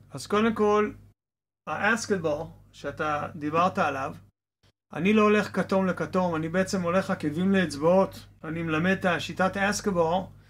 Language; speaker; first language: Hebrew; non-native, fluent; English